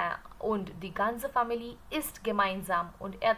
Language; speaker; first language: German; non-native, learner; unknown